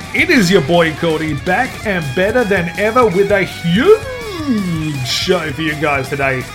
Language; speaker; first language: English; native; English